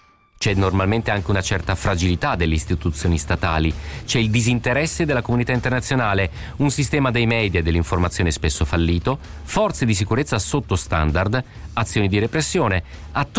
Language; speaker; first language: Italian; native; Italian